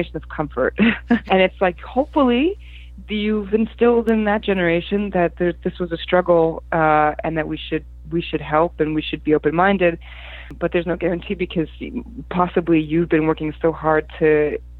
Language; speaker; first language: English; early bilingual, other home language; Polish